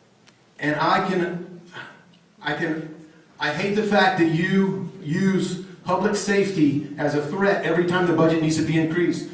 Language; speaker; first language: English; native; English